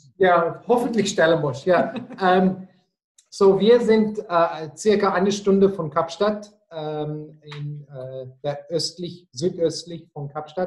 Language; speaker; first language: German; non-native, fluent; Afrikaans